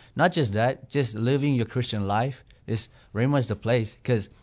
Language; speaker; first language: English; non-native, fluent; Burmese